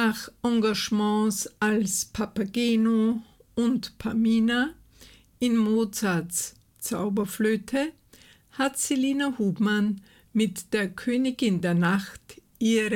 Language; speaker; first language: German; native; German